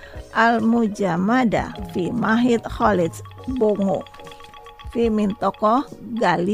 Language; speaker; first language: Arabic; non-native, fluent; Indonesian